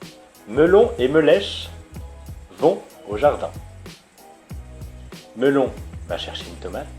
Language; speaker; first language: French; native; French